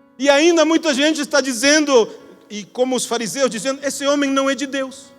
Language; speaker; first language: Portuguese; non-native, fluent; Spanish